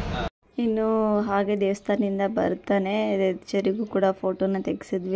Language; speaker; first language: Kannada; native; Kannada